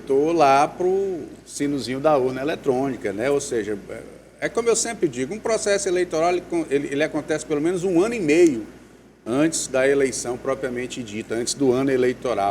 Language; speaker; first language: Portuguese; native; Portuguese